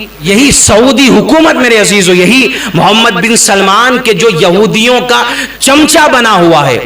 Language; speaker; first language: Urdu; native; Urdu